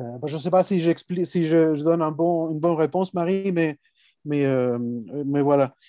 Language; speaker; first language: French; non-native, fluent; Spanish